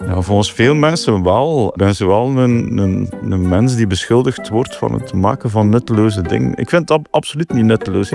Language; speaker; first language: Dutch; native; Dutch